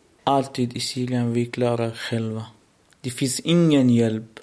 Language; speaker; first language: Swedish; non-native, learner; Arabic